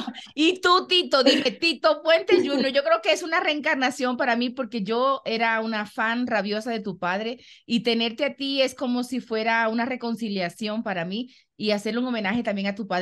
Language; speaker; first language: Spanish; native; Spanish